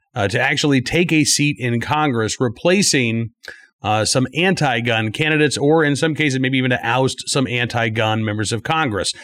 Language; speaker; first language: English; native; English